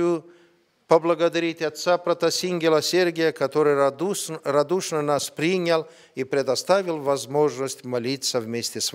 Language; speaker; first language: Russian; non-native, fluent; Romanian